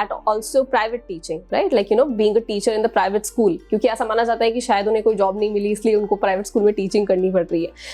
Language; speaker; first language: Hindi; native; Hindi